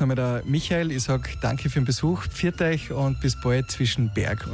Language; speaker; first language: German; native; German